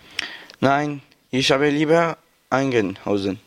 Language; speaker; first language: German; non-native, learner; French